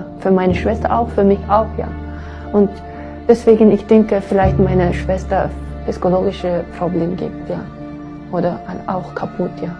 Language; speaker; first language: German; non-native, learner; Uyghur